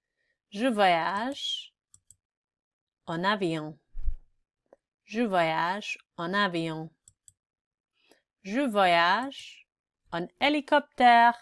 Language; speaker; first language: French; non-native, fluent; English